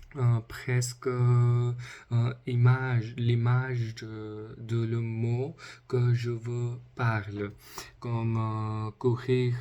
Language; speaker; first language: French; non-native, learner; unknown